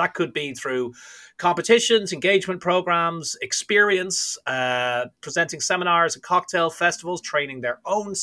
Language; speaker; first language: English; native; English